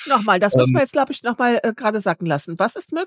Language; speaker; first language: German; native; German